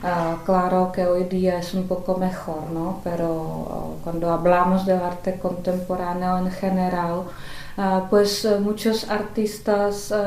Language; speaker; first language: Spanish; non-native, fluent; Czech